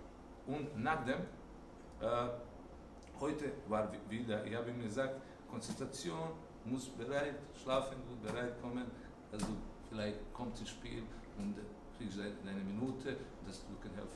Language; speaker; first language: German; non-native, learner; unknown